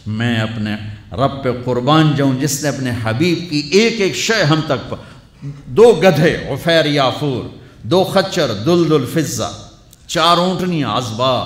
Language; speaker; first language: Urdu; non-native, local second language; Punjabi